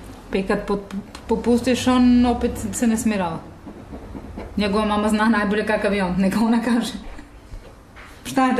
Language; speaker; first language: Serbian; native; Serbian